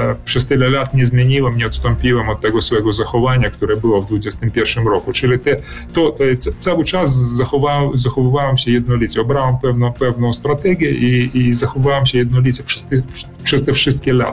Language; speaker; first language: Polish; early bilingual, heritage; Polish